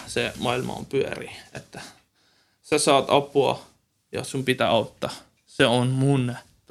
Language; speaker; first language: Finnish; non-native, learner; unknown